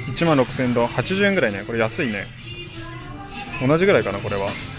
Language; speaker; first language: Japanese; native; Japanese